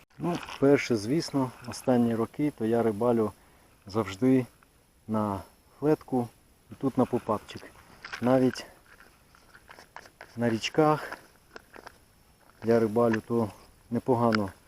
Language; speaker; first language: Ukrainian; native; Ukrainian